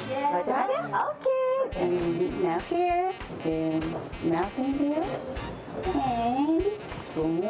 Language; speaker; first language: English; non-native, learner; Japanese